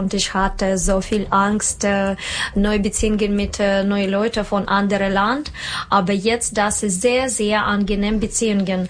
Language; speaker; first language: German; non-native, learner; Russian